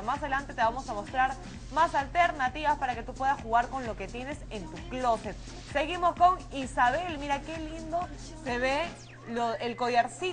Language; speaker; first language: Spanish; native; Spanish